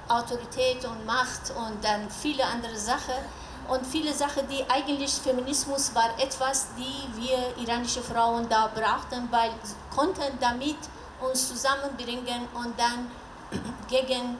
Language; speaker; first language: German; non-native, learner; Persian